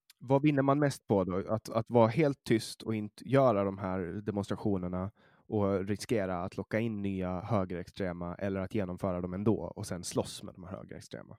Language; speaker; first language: Swedish; native; Swedish